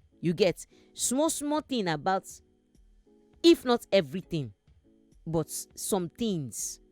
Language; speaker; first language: Nigerian Pidgin; native; Nigerian Pidgin